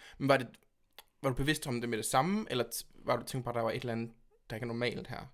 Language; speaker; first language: Danish; native; Danish